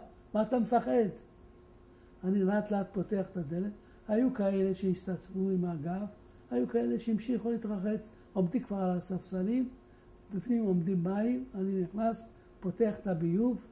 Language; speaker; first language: Hebrew; non-native, fluent; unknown